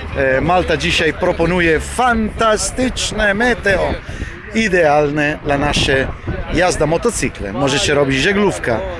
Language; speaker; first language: Polish; non-native, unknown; Italian